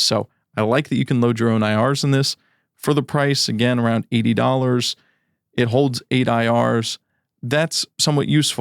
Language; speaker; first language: English; native; English